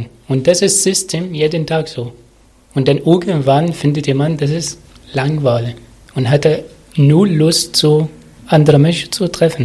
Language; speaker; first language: German; non-native, learner; Arabic